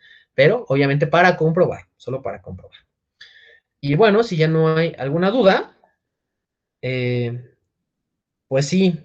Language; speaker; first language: Spanish; native; Spanish